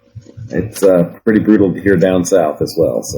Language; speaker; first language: English; native; English